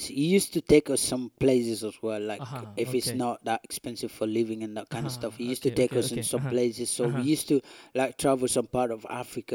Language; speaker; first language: English; non-native, local second language; Wolof